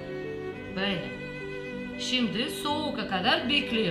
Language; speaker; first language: Turkish; non-native, learner; Russian